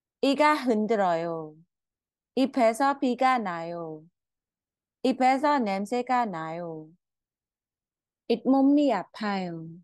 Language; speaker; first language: Korean; non-native, fluent; Khmer